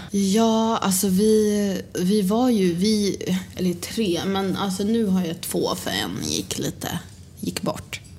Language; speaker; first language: Swedish; early bilingual, other home language; Arabic